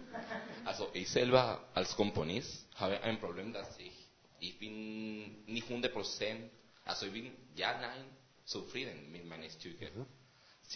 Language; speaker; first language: German; non-native, learner; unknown